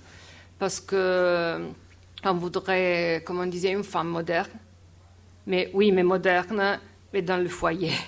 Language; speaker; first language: French; non-native, fluent; Italian